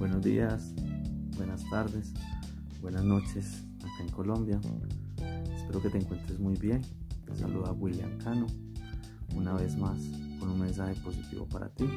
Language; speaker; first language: Spanish; native; Spanish